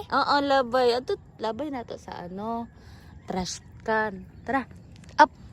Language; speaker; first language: Filipino; non-native, local second language; Cebuano